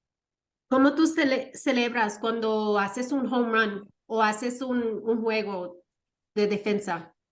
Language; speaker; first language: Spanish; early bilingual, heritage; Spanish